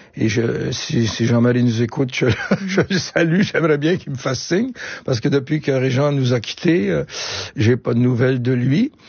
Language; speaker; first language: French; native; French